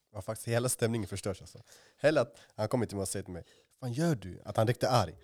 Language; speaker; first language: Swedish; early bilingual, other home language; Somali